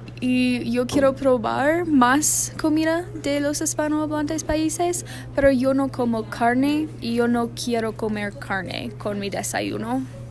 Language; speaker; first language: Spanish; non-native, learner; English